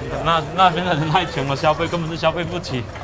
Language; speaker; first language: Chinese; native; Chinese